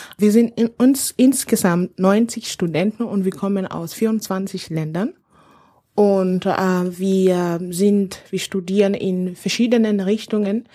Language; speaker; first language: German; non-native, fluent; Bambara